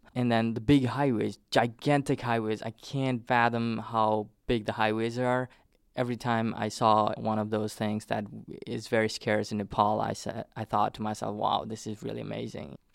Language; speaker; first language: English; non-native, fluent; Nepali